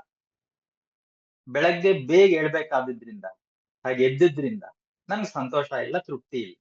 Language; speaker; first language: Kannada; native; Kannada